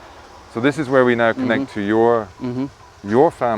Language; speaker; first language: English; native; English